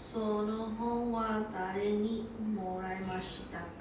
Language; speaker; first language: Japanese; non-native, learner; English